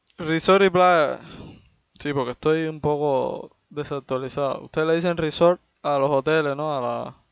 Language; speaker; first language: Spanish; native; Spanish